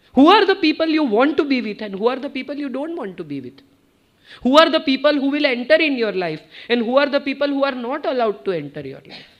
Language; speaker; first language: English; non-native, local second language; Gujarati